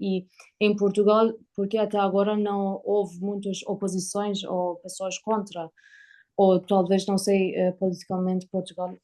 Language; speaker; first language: Portuguese; non-native, learner; Persian